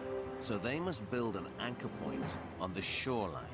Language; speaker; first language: English; native; English